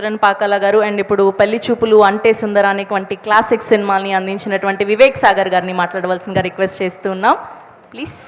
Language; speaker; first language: Telugu; native; Telugu